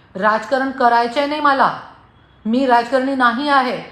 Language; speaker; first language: Marathi; non-native, local second language; Hindi